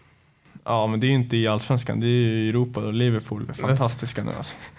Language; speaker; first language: Swedish; native; Swedish